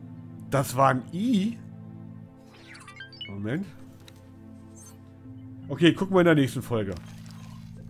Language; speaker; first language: German; native; German